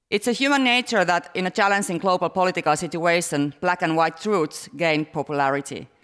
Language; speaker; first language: English; non-native, fluent; Finnish